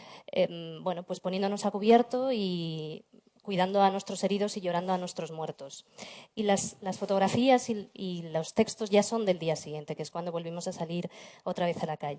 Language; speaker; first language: Spanish; native; Spanish